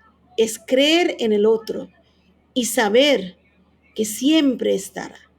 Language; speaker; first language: Spanish; non-native, fluent; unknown